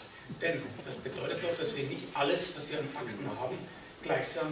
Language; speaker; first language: German; native; German